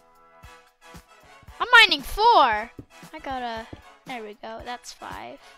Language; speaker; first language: English; native; English